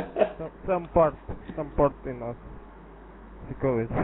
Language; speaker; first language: English; non-native, learner; Russian